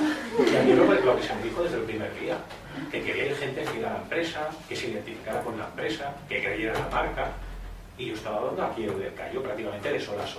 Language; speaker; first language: Spanish; native; Spanish